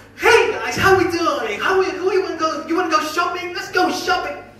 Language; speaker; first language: English; non-native, fluent; Spanish